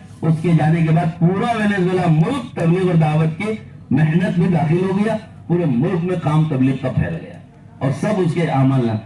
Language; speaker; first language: Urdu; native; Urdu